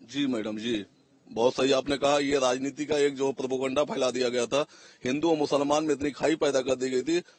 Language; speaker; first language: Hindi; native; Hindi